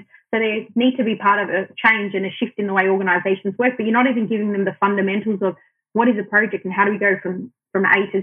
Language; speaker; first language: English; non-native, local second language; Arabic